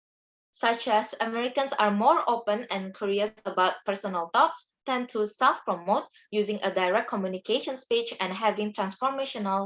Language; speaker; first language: English; non-native, fluent; Indonesian